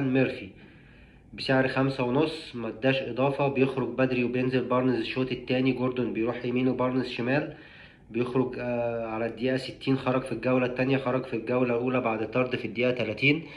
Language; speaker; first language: Arabic; native; Arabic